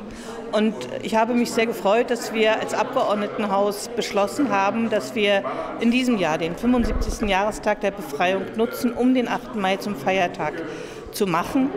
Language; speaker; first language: German; native; German